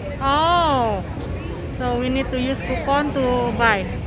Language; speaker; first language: English; non-native, learner; Indonesian